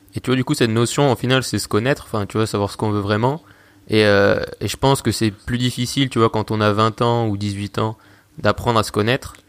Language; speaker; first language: French; native; French